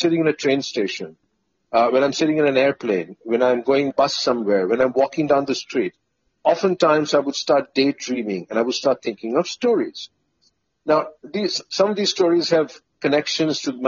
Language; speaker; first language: English; non-native, local second language; Bangla